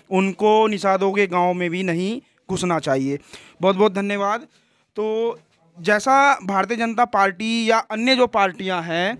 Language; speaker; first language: Hindi; native; Hindi